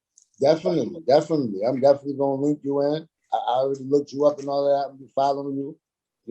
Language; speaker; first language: English; native; English